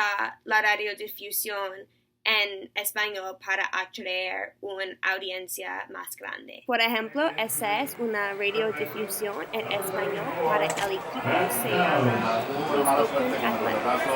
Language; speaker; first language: Spanish; non-native, learner; English